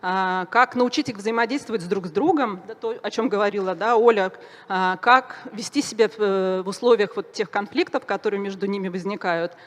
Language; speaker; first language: Russian; native; Russian